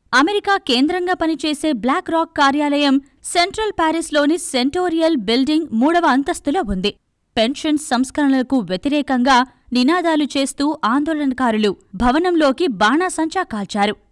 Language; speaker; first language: Telugu; native; Telugu